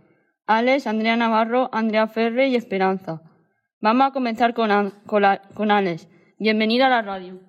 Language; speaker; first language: Spanish; native; Spanish